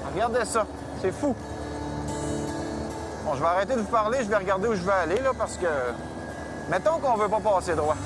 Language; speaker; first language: French; native; French